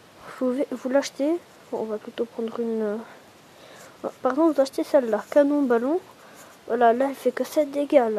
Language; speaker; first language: French; native; French